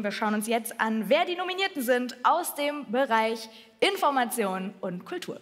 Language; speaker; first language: German; native; German